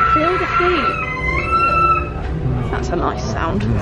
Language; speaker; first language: English; native; English